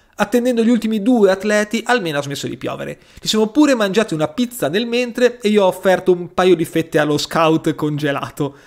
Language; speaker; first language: Italian; native; Italian